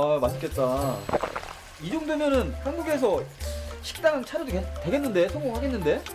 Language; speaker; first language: Korean; native; Korean